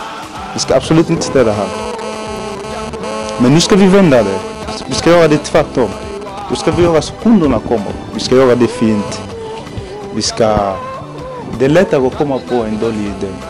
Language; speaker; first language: Swedish; non-native, fluent; Lingala